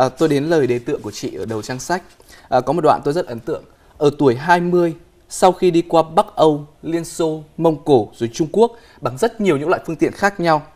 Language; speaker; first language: Vietnamese; native; Vietnamese